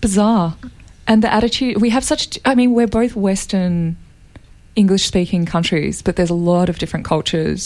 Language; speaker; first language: English; native; English